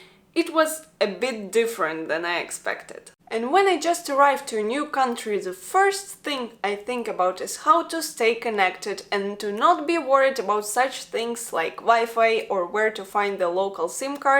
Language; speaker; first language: English; non-native, fluent; Ukrainian